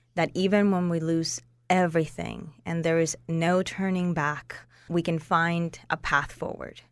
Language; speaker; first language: English; non-native, fluent; Spanish